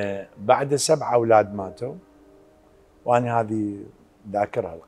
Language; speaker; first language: Arabic; native; Arabic